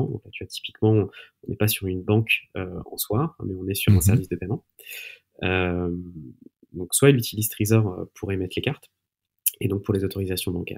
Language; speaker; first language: French; native; French